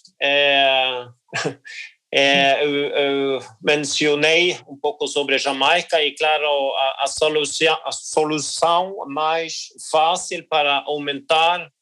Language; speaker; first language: Portuguese; non-native, learner; Norwegian